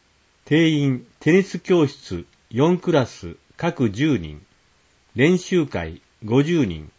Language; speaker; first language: Japanese; native; Japanese